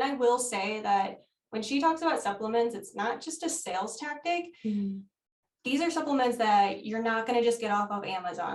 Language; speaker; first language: English; native; English